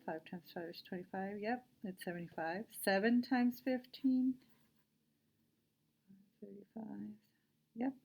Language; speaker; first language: English; native; English